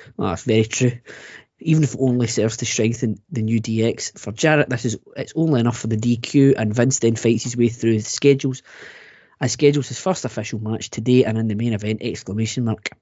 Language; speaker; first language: English; native; English